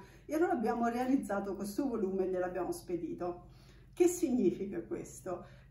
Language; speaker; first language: Italian; native; Italian